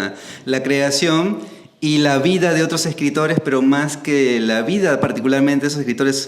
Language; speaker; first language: Spanish; native; Spanish